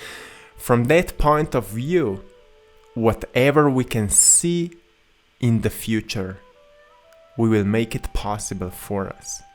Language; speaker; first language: English; non-native, fluent; Slovenian